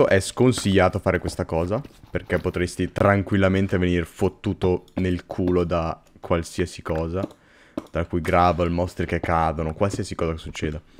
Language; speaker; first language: Italian; native; Italian